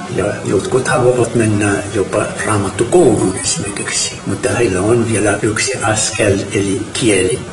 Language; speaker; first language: Finnish; non-native, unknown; Arabic